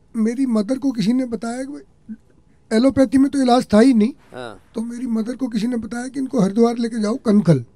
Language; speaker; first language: Hindi; native; Hindi